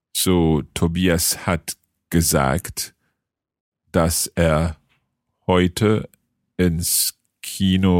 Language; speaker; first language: German; non-native, fluent; English